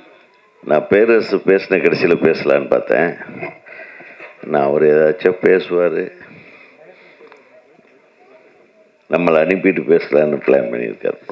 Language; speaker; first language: Tamil; native; Tamil